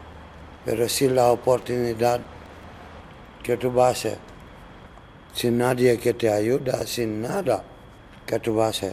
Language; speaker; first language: Spanish; non-native, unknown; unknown